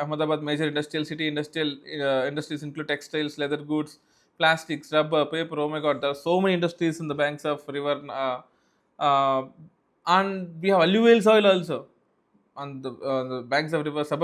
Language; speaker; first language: English; non-native, local second language; Telugu